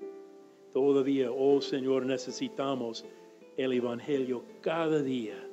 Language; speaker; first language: Spanish; non-native, fluent; English